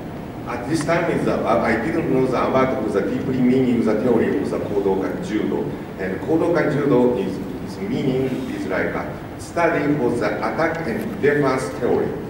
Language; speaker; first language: English; non-native, learner; Japanese